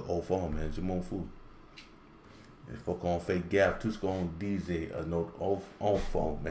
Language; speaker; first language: French; non-native, learner; English